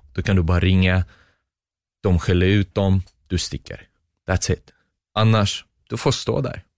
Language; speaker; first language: Swedish; non-native, fluent; Arabic